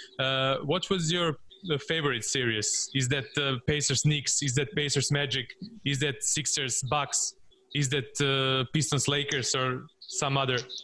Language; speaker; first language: English; non-native, fluent; Serbian